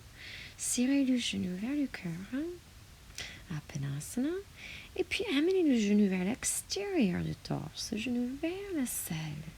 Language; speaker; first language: French; non-native, fluent; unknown